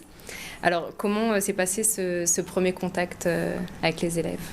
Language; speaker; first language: French; native; French